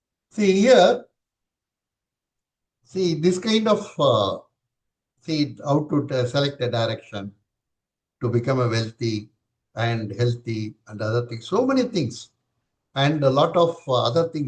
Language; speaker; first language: English; non-native, local second language; Tamil